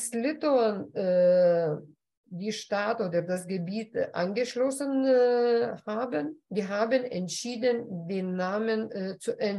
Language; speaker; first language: German; non-native, fluent; Lithuanian